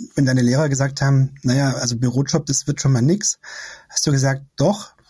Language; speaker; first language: German; native; German